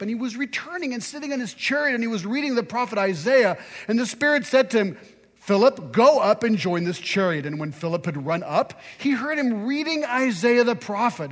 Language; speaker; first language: English; early bilingual, other home language; French